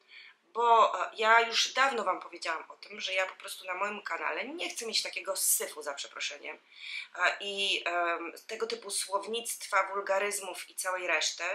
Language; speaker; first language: Polish; native; Polish